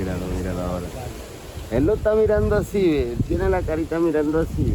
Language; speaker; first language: Spanish; native; Spanish